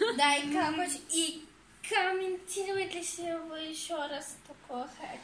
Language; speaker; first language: Russian; early bilingual, heritage; German